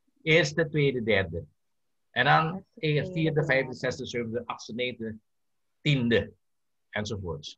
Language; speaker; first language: Dutch; non-native, learner; Indonesian